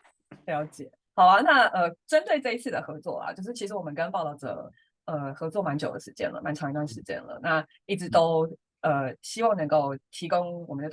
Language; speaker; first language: Chinese; native; Chinese